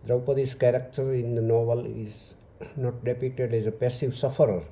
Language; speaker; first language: English; non-native, local second language; Hindi